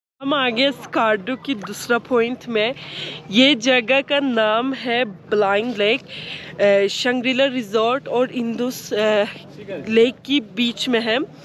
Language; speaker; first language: Hindi; non-native, fluent; Turkish